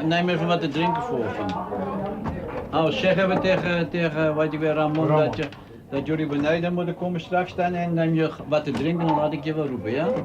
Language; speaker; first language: Dutch; native; Dutch